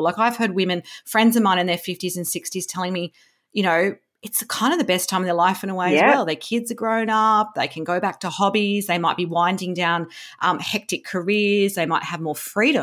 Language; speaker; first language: English; native; English